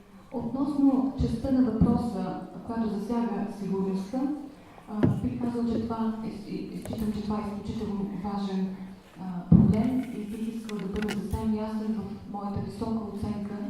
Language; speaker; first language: Bulgarian; native; Bulgarian